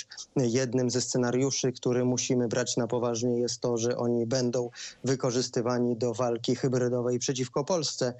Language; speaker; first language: Polish; native; Polish